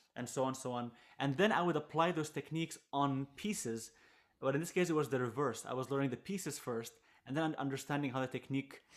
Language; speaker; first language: English; non-native, fluent; Arabic